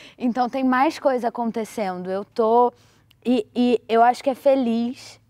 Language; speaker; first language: Portuguese; native; Portuguese